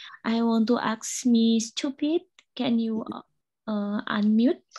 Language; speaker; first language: English; non-native, learner; Indonesian